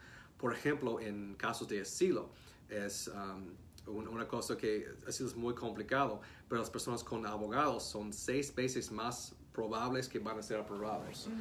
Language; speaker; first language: Spanish; non-native, fluent; English